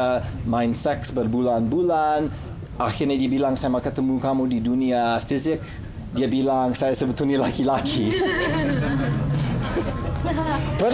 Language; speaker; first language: Indonesian; non-native, fluent; English